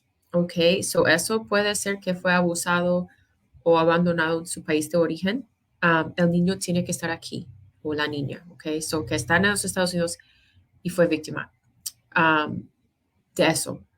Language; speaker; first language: Spanish; non-native, fluent; English